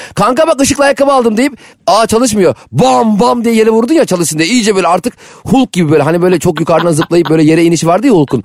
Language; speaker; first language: Turkish; native; Turkish